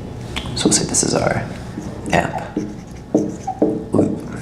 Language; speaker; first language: English; native; English